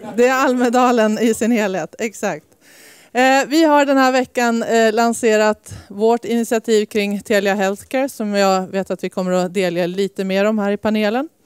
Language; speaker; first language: Swedish; native; Swedish